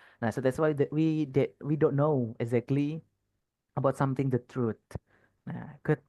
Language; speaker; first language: English; non-native, fluent; Indonesian